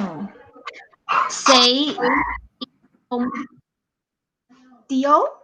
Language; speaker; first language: Spanish; non-native, learner; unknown